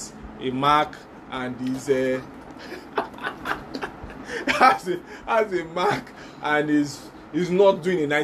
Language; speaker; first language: English; non-native, local second language; Yoruba